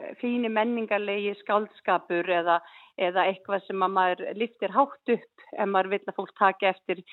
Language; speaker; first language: Icelandic; native; Icelandic